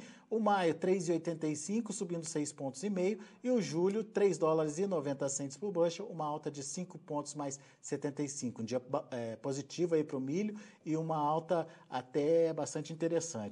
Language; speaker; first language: Portuguese; native; Portuguese